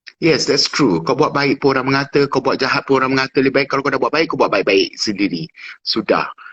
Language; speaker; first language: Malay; non-native, fluent; English